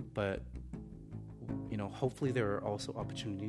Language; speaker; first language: English; native; English